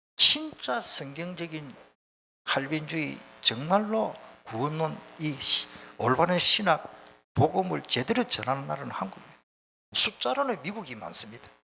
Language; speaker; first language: Korean; native; Korean